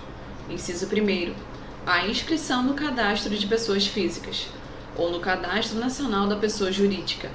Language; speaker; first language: Portuguese; native; Portuguese